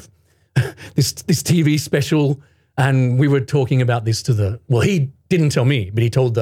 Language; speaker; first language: English; native; English